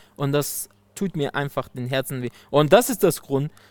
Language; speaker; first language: German; non-native, fluent; Persian